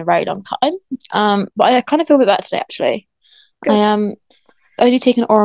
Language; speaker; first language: English; native; English